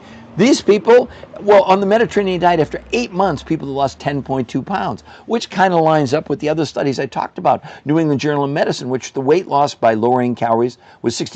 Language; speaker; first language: English; native; English